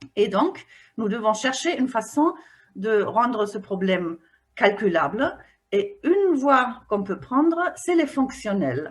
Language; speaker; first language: French; non-native, fluent; German